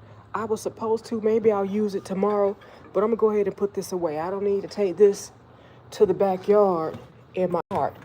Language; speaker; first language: English; native; English